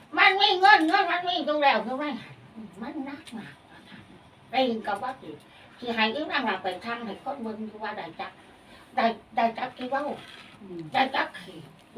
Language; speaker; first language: Thai; native; Thai